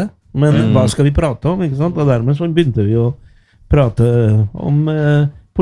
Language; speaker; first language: Norwegian; non-native, fluent; Spanish